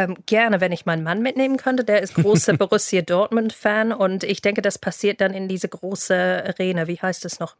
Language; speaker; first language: German; non-native, fluent; English